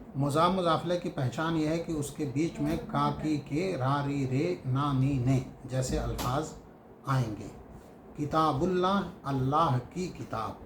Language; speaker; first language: Urdu; native; Urdu